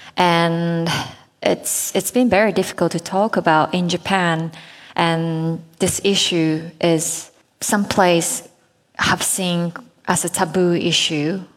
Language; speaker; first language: English; non-native, fluent; Japanese